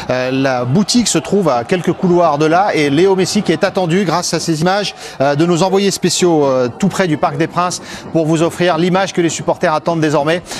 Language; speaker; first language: French; native; French